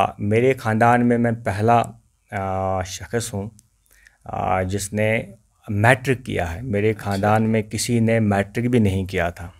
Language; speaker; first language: Urdu; non-native, local second language; Kashmiri